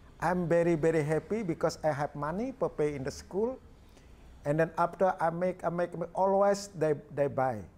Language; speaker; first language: English; non-native, learner; Balinese